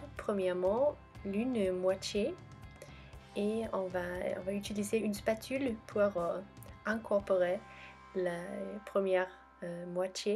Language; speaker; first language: French; non-native, fluent; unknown